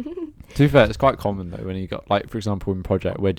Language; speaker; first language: English; native; English